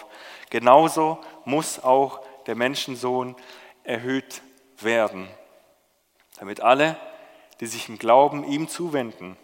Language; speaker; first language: German; native; German